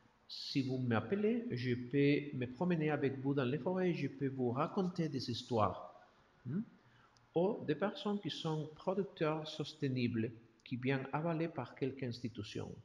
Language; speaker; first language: French; non-native, learner; Spanish